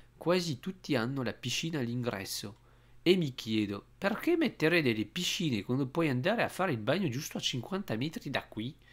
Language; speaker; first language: Italian; non-native, fluent; French